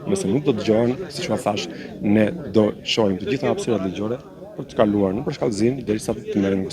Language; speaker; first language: Albanian; native; Albanian